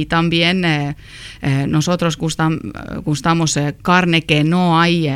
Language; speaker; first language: Spanish; non-native, learner; Finnish